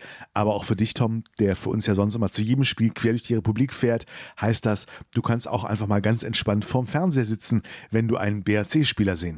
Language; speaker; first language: German; native; German